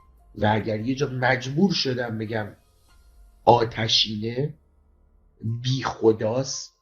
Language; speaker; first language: Persian; native; Persian